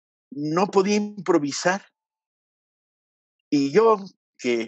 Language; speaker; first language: Spanish; native; Spanish